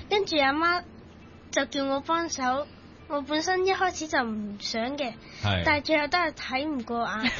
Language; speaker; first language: Cantonese; native; Cantonese